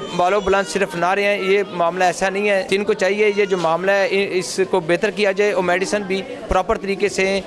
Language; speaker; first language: Urdu; non-native, local second language; Punjabi